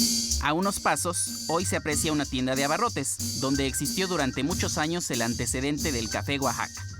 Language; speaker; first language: Spanish; native; Spanish